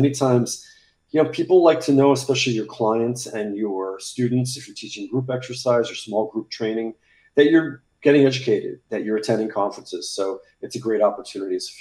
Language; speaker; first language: English; native; English